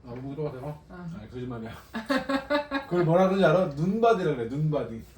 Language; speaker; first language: Korean; native; Korean